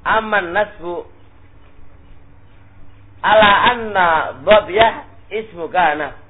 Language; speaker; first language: Arabic; non-native, fluent; Indonesian